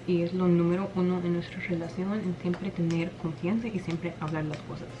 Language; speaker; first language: Spanish; early bilingual, heritage; Spanish